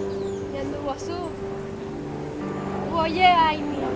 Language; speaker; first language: Chinese; non-native, learner; Spanish